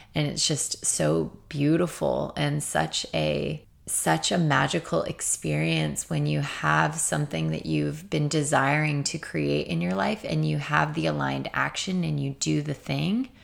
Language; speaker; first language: English; native; English